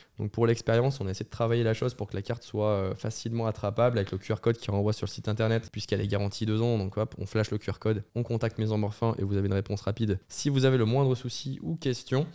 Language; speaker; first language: French; native; French